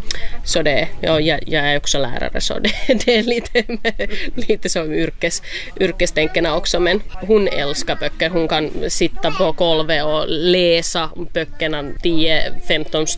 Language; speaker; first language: Swedish; non-native, local second language; Finnish